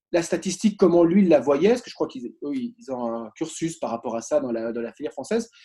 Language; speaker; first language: French; native; French